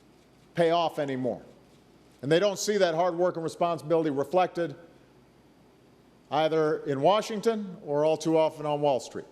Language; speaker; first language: English; native; English